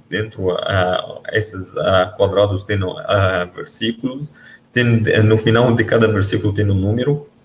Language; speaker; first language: Portuguese; non-native, learner; Arabic